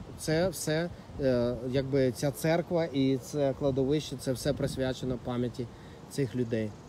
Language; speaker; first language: Ukrainian; non-native, local second language; Russian